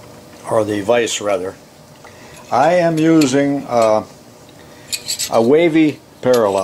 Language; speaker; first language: English; native; English